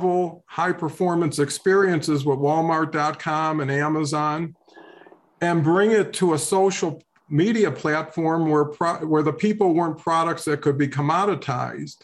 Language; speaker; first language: English; native; English